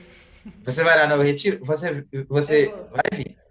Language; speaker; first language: Portuguese; non-native, fluent; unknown